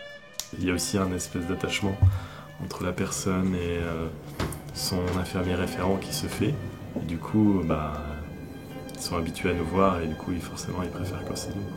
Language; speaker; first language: French; native; French